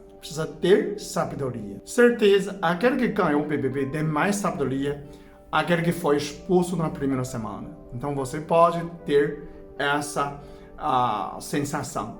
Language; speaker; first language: Portuguese; non-native, fluent; Chinese